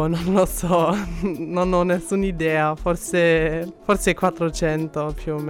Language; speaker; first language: Italian; non-native, fluent; German